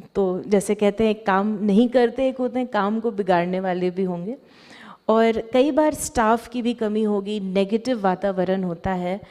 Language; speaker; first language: Hindi; native; Hindi